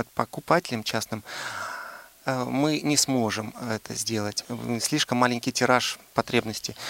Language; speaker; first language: Russian; native; Russian